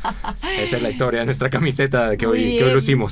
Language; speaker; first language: Spanish; native; Spanish